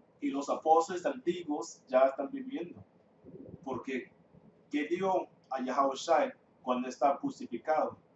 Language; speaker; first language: Spanish; non-native, fluent; English